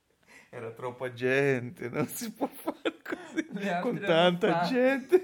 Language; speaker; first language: Italian; non-native, fluent; Portuguese